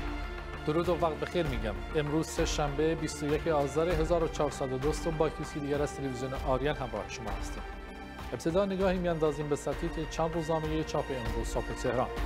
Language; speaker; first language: Persian; non-native, local second language; Kurdish